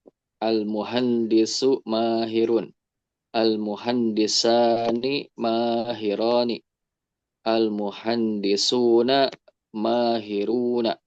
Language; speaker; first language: Arabic; non-native, learner; Indonesian